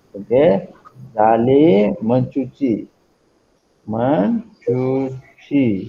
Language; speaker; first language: Malay; non-native, local second language; Tamil